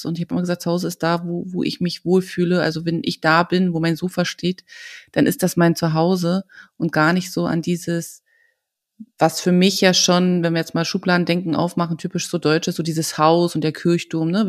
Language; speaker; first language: German; native; German